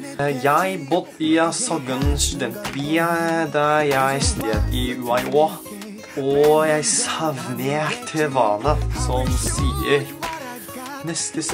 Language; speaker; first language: Norwegian; non-native, fluent; Japanese